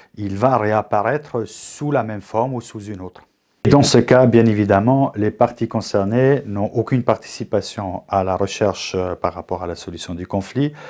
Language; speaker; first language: French; native; French